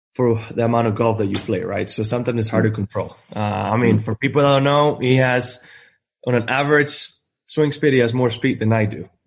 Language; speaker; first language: English; non-native, fluent; Spanish